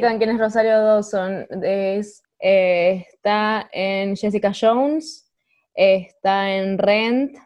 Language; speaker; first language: Spanish; native; Spanish